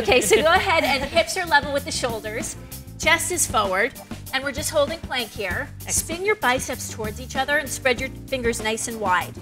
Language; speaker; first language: English; native; English